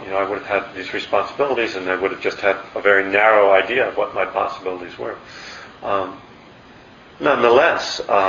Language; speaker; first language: English; native; English